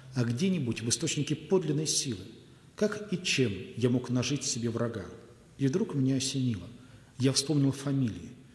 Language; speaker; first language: Russian; native; Russian